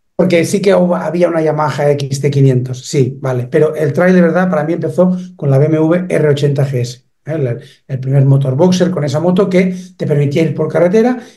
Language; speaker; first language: Spanish; native; Spanish